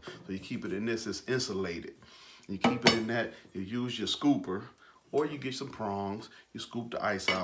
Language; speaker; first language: English; native; English